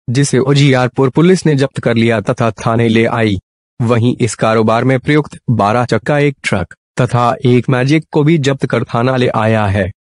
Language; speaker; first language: Hindi; native; Hindi